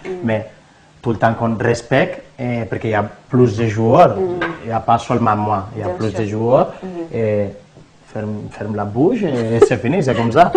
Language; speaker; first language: French; non-native, learner; Spanish